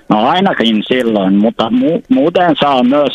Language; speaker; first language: Finnish; non-native, local second language; Swedish